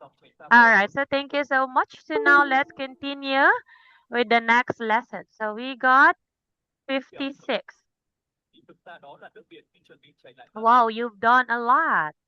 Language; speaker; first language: English; non-native, fluent; Cebuano